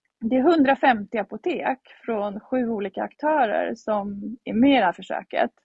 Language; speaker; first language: Swedish; native; Swedish